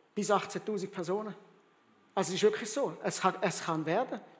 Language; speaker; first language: German; early bilingual, heritage; German